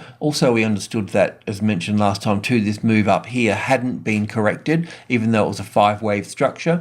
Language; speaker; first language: English; native; English